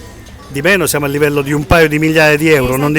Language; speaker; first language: Italian; native; Italian